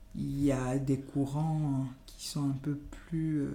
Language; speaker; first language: French; non-native, local second language; Yoruba